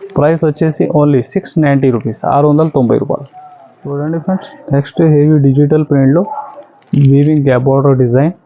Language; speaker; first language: Telugu; non-native, local second language; Urdu